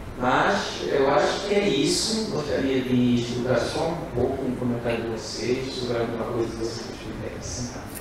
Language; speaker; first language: Portuguese; non-native, local second language; Kabuverdianu